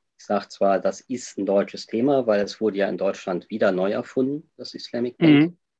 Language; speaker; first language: German; native; German